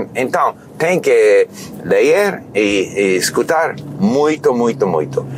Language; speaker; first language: Portuguese; non-native, learner; English